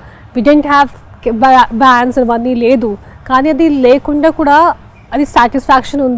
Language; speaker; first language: Telugu; non-native, fluent; Hindi